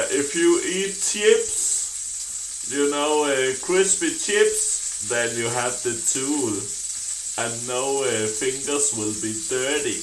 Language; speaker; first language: English; non-native, learner; Danish